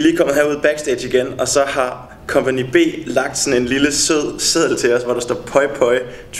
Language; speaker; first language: Danish; native; Danish